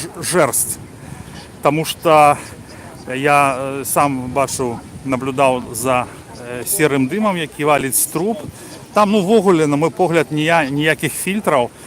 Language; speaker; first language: Belarusian; non-native, local second language; Russian